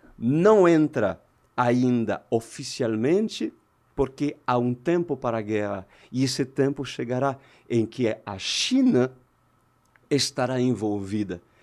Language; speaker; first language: Portuguese; native; Portuguese